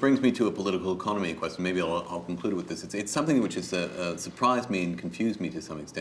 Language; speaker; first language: English; native; English